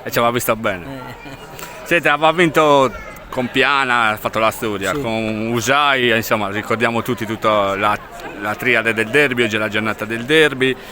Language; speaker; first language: Italian; native; Italian